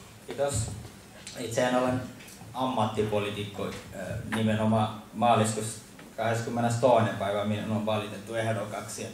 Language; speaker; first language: Finnish; non-native, learner; Turkish